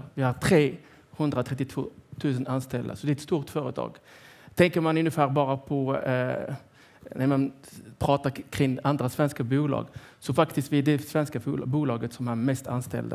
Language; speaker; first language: Swedish; non-native, fluent; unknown